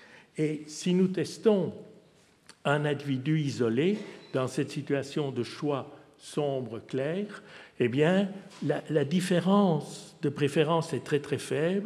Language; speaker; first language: French; native; French